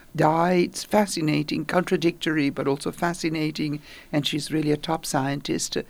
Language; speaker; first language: English; non-native, fluent; Italian